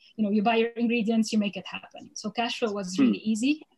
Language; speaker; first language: English; non-native, fluent; Arabic